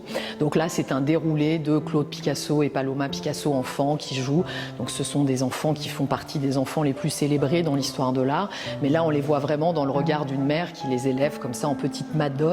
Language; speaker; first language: French; native; French